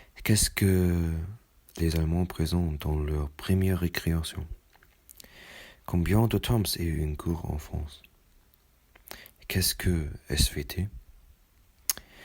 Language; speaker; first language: French; non-native, learner; German